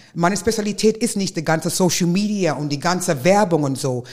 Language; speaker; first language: German; non-native, fluent; English